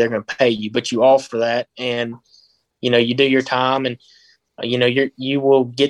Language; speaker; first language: English; native; English